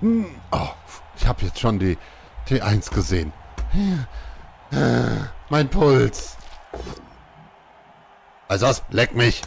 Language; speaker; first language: German; native; German